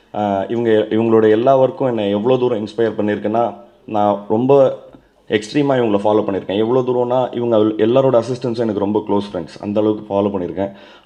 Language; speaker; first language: Tamil; native; Tamil